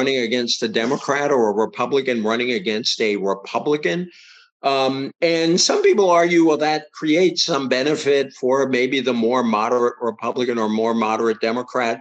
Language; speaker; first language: English; native; English